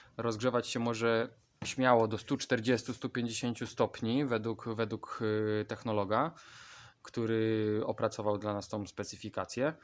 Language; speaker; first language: Polish; native; Polish